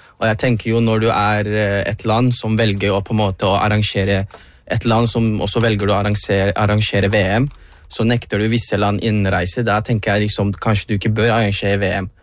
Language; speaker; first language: Norwegian; early bilingual, other home language; Somali